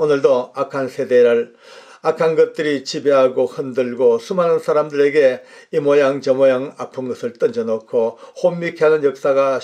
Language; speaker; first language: Korean; native; Korean